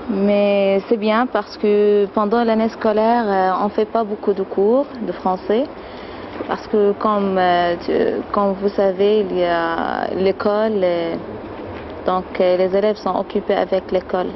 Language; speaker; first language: French; non-native, fluent; Arabic